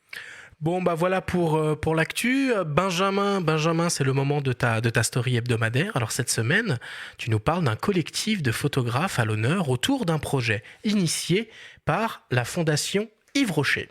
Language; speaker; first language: French; native; French